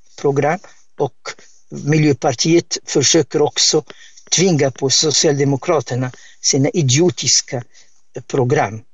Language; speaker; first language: Swedish; non-native, fluent; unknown